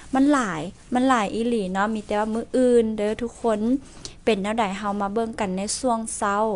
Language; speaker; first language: Lao; non-native, local second language; Hmong